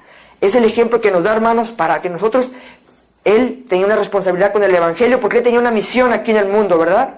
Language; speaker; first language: Spanish; native; Spanish